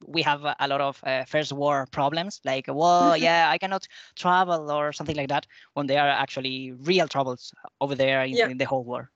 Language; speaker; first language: English; non-native, fluent; Spanish